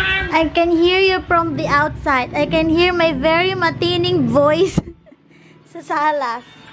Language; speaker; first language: English; non-native, local second language; Filipino